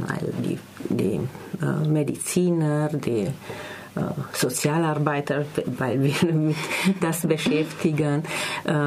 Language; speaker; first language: German; non-native, learner; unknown